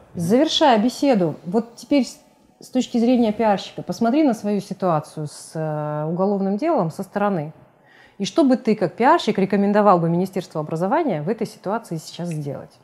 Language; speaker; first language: Russian; native; Russian